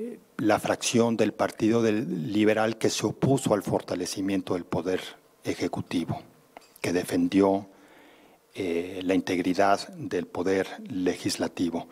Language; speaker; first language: Spanish; native; Spanish